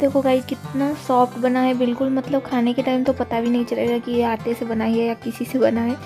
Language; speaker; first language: Hindi; non-native, local second language; Odia